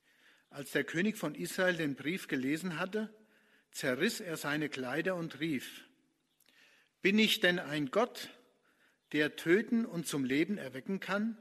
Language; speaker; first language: German; native; German